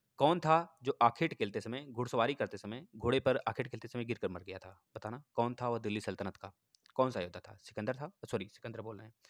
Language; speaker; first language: Hindi; native; Hindi